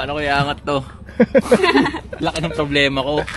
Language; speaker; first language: Filipino; native; Filipino